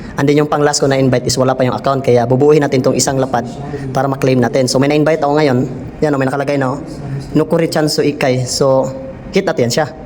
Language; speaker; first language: Filipino; non-native, local second language; Cebuano